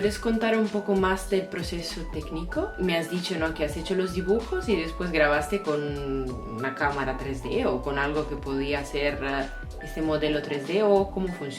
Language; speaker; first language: Spanish; native; Spanish